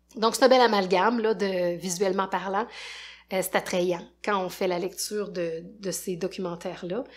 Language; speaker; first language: French; native; French